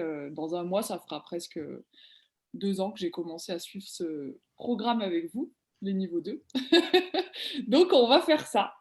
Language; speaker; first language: French; native; French